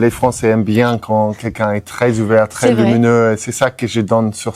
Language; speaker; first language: French; non-native, fluent; English